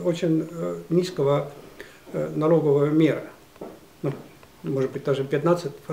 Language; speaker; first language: Russian; non-native, fluent; Estonian